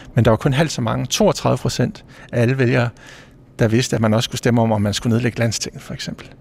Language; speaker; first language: Danish; native; Danish